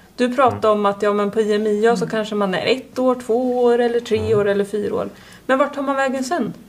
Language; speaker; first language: Swedish; native; Swedish